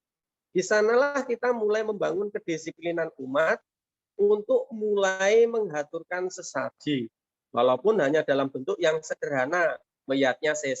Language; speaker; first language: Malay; non-native, local second language; Javanese